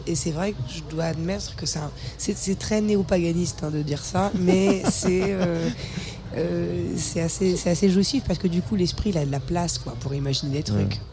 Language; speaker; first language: French; native; French